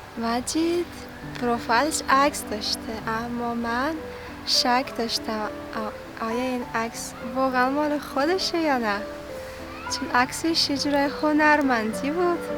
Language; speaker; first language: Persian; non-native, fluent; Russian